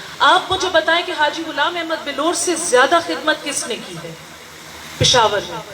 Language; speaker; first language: Urdu; non-native, local second language; Northern Hindko